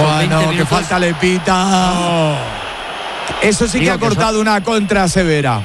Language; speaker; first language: Spanish; native; Spanish